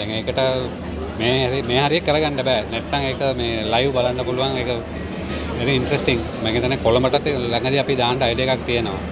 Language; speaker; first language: Sinhala; non-native, local second language; Tamil